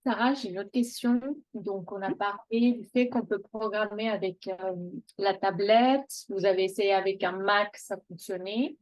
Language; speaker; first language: French; native; French